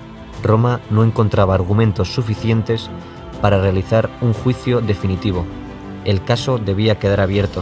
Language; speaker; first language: Spanish; native; Spanish